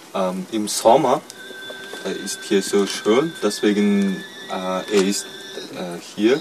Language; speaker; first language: German; non-native, learner; Mongolian